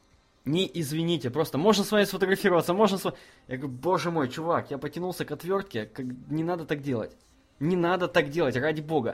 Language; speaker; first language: Russian; native; Russian